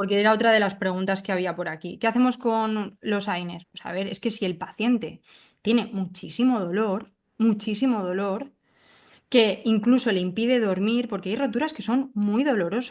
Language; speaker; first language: Spanish; native; Spanish